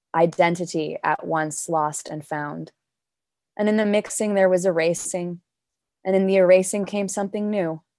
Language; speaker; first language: English; early bilingual, other home language; Danish